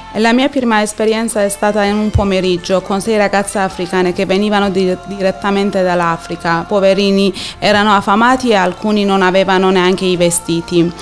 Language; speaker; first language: Italian; non-native, fluent; Persian